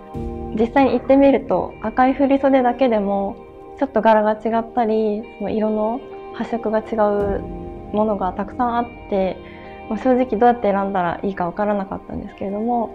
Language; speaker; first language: Japanese; native; Japanese